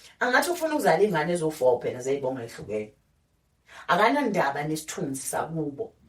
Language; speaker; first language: Zulu; native; Zulu